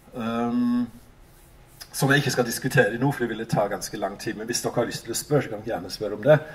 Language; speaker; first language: Norwegian; non-native, fluent; English